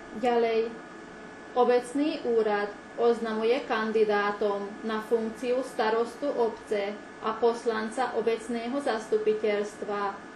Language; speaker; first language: Slovak; non-native, local second language; Hungarian